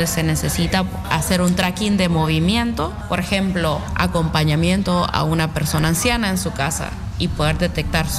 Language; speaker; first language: Spanish; native; Spanish